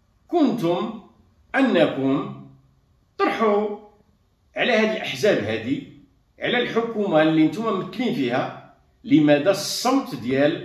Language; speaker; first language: Arabic; native; Arabic